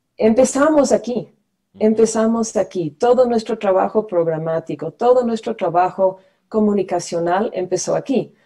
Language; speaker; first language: Spanish; non-native, fluent; English